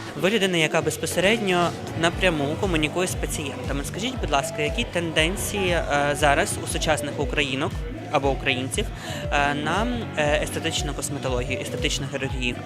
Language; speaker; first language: Ukrainian; native; Ukrainian